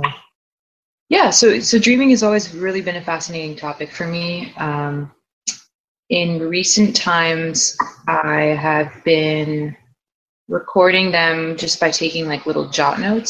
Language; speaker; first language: English; native; English